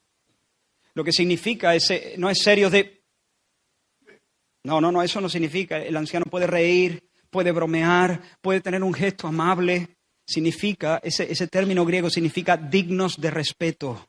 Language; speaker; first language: Spanish; native; Spanish